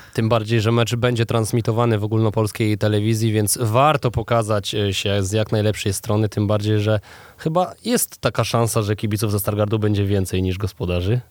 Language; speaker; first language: Polish; native; Polish